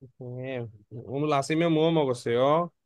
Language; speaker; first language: Korean; non-native, learner; Bangla